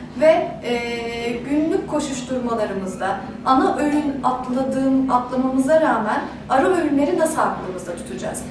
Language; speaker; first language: Turkish; native; Turkish